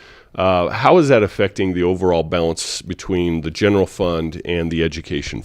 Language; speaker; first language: English; native; English